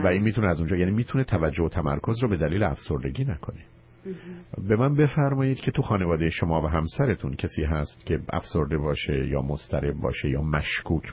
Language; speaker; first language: Persian; native; Persian